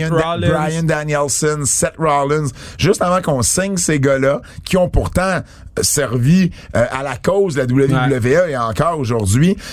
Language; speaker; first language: French; native; French